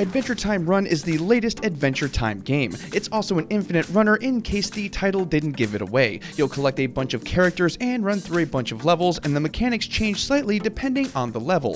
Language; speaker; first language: English; native; English